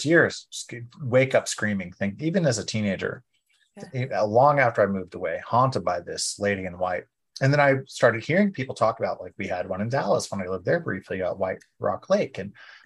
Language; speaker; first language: English; native; English